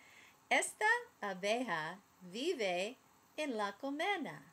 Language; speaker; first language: Spanish; non-native, learner; English